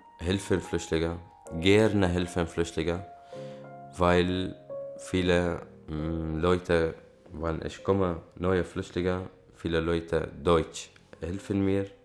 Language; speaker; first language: German; non-native, learner; Arabic